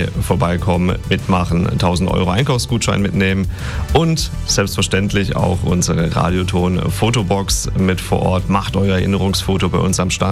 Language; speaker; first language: German; native; German